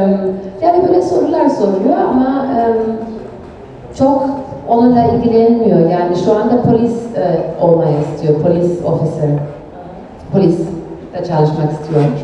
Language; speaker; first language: Turkish; non-native, fluent; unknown